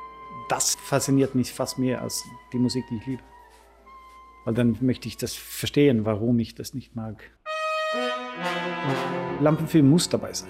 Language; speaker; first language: German; non-native, fluent; Swedish